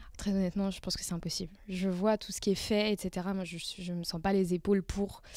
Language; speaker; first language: French; native; French